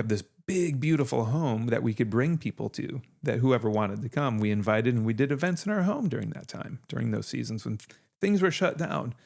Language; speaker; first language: English; native; English